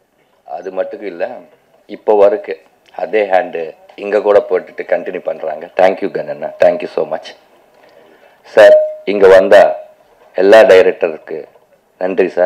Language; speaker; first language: Tamil; non-native, local second language; Telugu